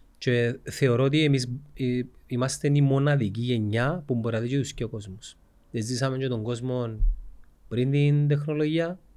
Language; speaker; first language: Greek; native; Greek